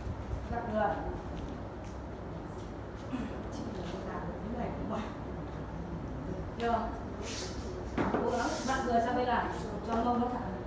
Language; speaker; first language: Vietnamese; native; Vietnamese